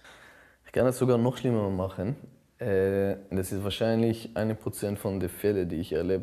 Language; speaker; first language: German; non-native, fluent; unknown